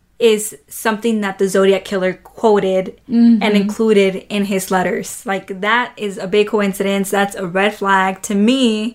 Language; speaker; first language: English; early bilingual, other home language; Spanish